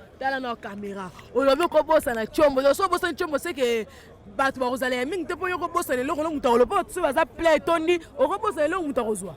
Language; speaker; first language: Lingala; native; Lingala